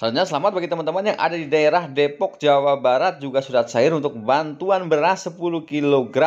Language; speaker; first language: Indonesian; native; Indonesian